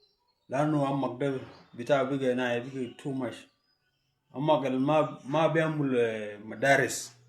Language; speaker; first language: Arabic; non-native, local second language; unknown